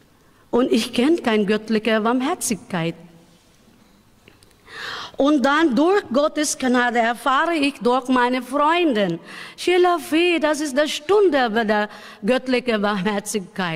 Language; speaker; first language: German; non-native, learner; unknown